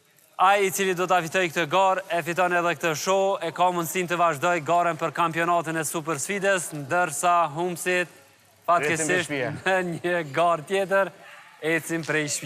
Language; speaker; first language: Albanian; native; Albanian